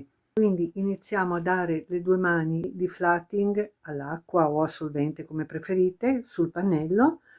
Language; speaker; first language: Italian; native; Italian